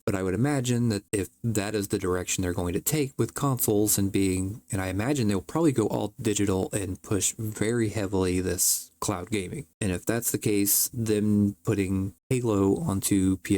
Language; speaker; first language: English; native; English